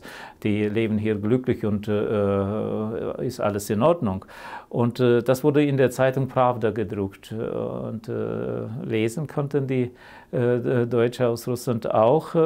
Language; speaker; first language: German; early bilingual, heritage; German